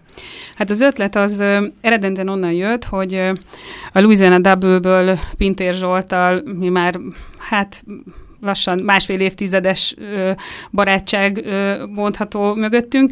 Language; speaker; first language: Hungarian; native; Hungarian